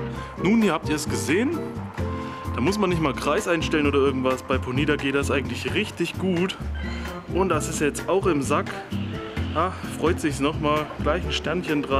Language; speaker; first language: German; native; German